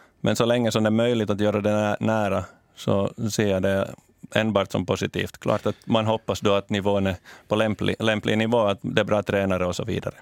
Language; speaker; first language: Swedish; native; Swedish